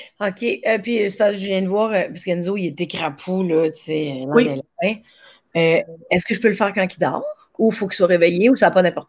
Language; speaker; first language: French; native; French